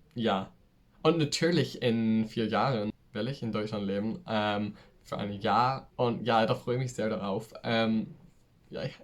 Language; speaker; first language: German; non-native, learner; English